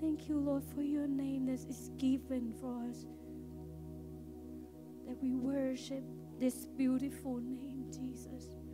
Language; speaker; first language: English; non-native, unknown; Thai